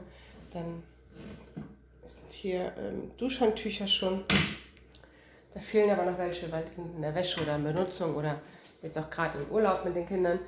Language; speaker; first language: German; native; German